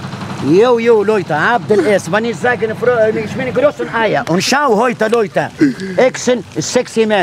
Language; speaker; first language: German; non-native, learner; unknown